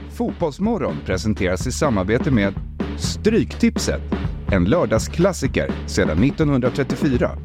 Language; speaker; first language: Swedish; native; Swedish